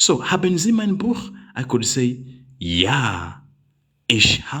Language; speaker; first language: German; non-native, learner; English